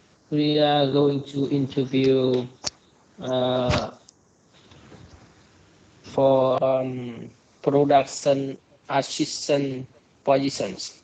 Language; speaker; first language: English; non-native, learner; Vietnamese